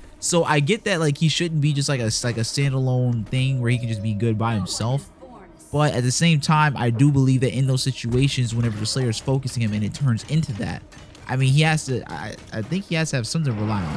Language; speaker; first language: English; native; English